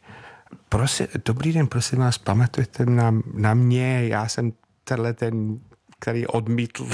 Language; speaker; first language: Czech; non-native, fluent; English